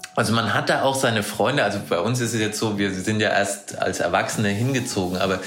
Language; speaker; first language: German; native; German